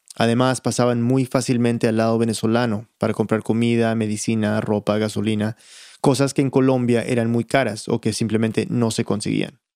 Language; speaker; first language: Spanish; early bilingual, heritage; Spanish